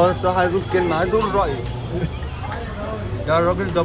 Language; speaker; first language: Arabic; native; Arabic